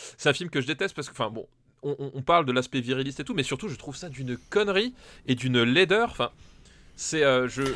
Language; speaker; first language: French; native; French